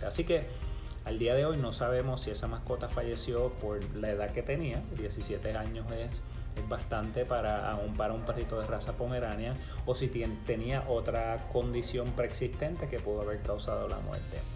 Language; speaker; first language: Spanish; native; Spanish